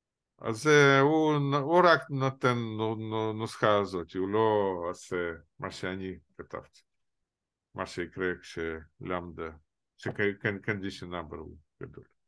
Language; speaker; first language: Hebrew; non-native, fluent; Russian